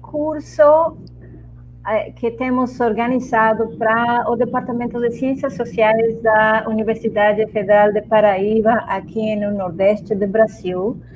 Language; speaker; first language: Portuguese; non-native, fluent; Spanish